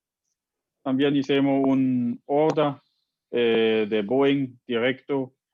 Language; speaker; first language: Spanish; non-native, fluent; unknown